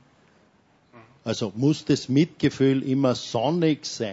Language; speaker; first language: German; native; German